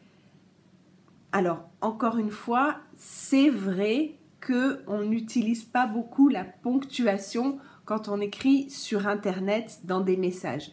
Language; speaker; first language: French; native; French